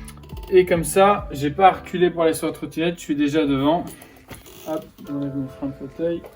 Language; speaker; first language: French; native; French